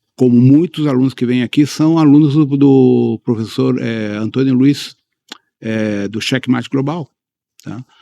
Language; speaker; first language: Portuguese; early bilingual, other home language; Spanish